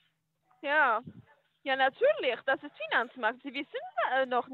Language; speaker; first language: German; non-native, learner; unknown